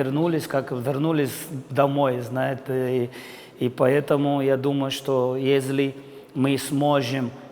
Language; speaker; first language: Russian; non-native, fluent; Portuguese